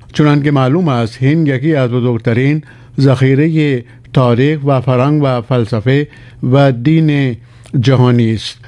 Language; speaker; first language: Persian; non-native, fluent; Urdu